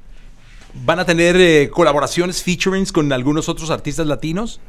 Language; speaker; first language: Spanish; native; Spanish